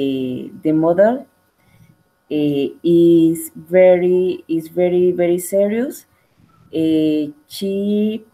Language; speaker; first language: English; non-native, learner; Spanish